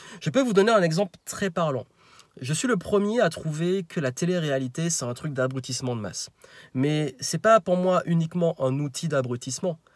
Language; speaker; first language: French; native; French